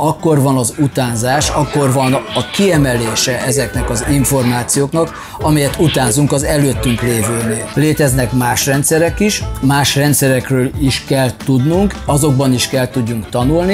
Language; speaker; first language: Hungarian; native; Hungarian